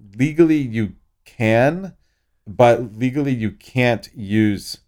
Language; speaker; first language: English; native; English